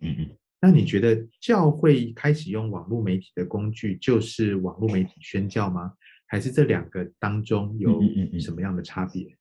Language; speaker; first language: Chinese; native; Chinese